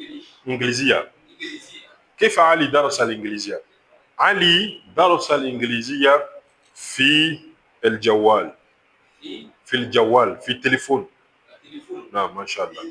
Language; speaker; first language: Arabic; non-native, fluent; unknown